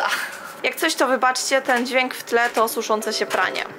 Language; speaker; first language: Polish; native; Polish